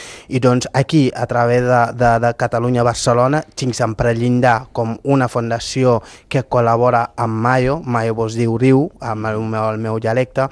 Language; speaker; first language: Catalan; non-native, fluent; Fula